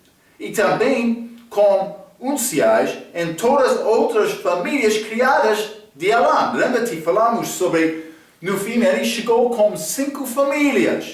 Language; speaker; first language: Portuguese; non-native, fluent; English